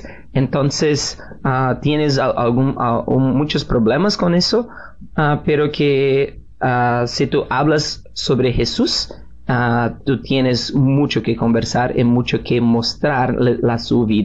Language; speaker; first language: Spanish; non-native, learner; Portuguese